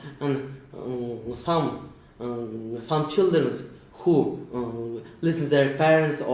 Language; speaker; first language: English; non-native, learner; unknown